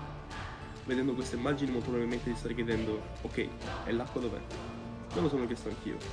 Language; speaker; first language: Italian; native; Italian